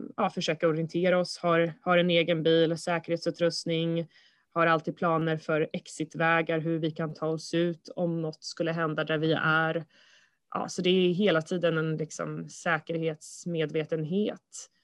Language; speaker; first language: Swedish; early bilingual, other home language; Russian